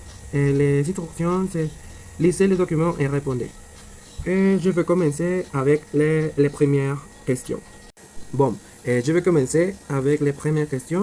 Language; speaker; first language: French; non-native, learner; Spanish